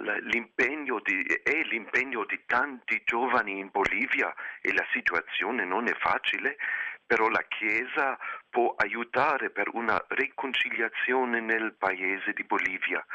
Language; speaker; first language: Italian; non-native, fluent; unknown